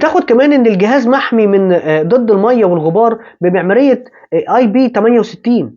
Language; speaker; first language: Arabic; native; Arabic